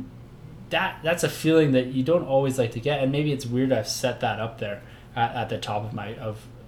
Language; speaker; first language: English; native; English